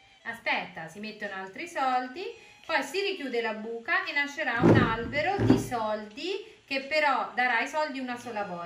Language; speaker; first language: Italian; native; Italian